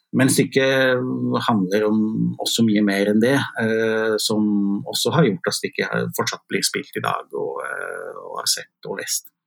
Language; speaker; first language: Norwegian; non-native, fluent; Italian